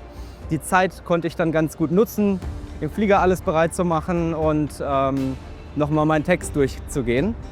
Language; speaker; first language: German; native; German